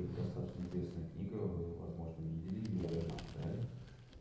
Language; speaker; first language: Russian; native; Russian